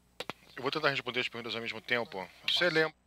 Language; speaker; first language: Portuguese; native; Portuguese